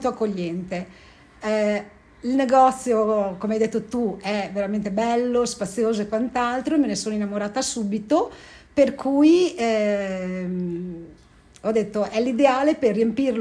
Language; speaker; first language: Italian; native; Italian